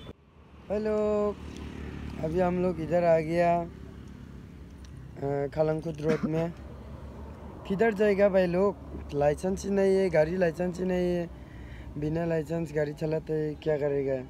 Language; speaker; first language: Hindi; non-native, local second language; Garo